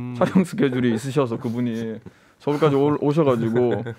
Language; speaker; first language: Korean; native; Korean